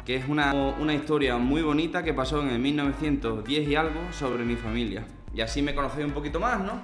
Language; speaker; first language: Spanish; native; Spanish